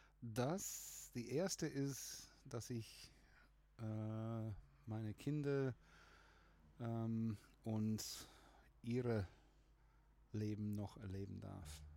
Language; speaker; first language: German; non-native, fluent; English